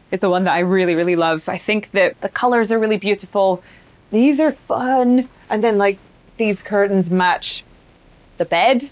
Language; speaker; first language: English; native; English